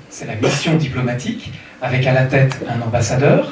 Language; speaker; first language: French; native; French